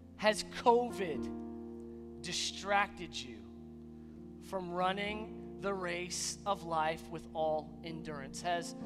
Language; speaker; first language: English; native; English